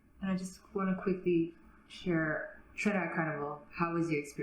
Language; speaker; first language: English; native; English